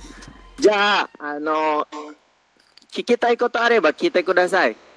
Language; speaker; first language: Japanese; non-native, learner; Indonesian